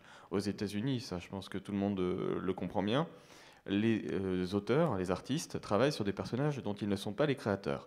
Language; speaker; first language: French; native; French